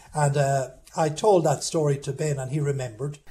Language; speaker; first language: English; native; English